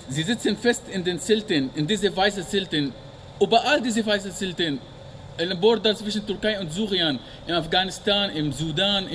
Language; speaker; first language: German; non-native, learner; Arabic